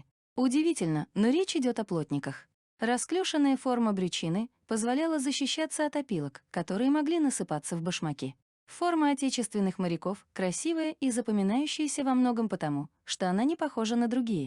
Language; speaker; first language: Russian; native; Russian